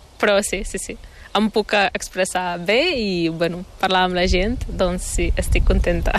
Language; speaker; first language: Catalan; non-native, fluent; Ukrainian